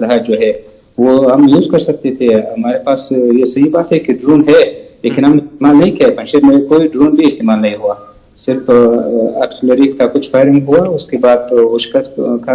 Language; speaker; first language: Urdu; non-native, fluent; Pashto